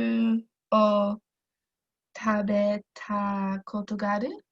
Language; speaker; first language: Japanese; non-native, learner; English